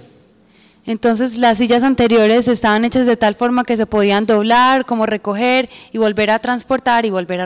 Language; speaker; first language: Spanish; native; Spanish